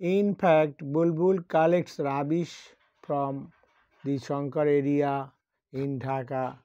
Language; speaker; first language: English; non-native, local second language; Bangla